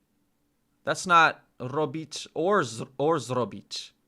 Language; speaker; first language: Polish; non-native, learner; English